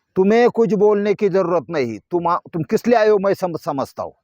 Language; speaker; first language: Hindi; non-native, local second language; Marathi